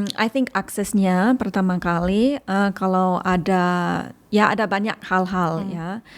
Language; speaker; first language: Indonesian; non-native, fluent; German